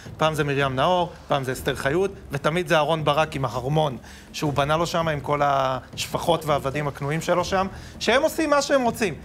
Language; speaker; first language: Hebrew; native; Hebrew